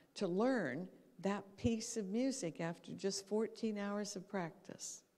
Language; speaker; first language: English; native; English